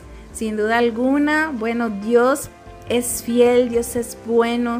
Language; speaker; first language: Spanish; native; Spanish